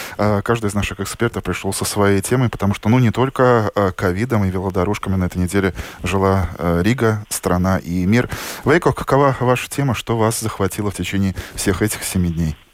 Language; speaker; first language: Russian; native; Russian